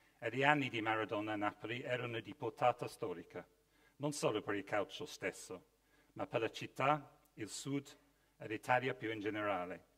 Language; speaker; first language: Italian; non-native, fluent; English